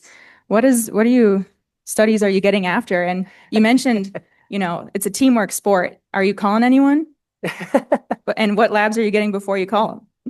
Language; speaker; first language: English; native; English